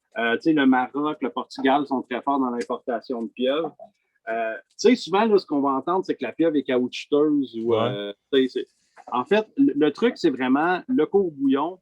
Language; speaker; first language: French; native; French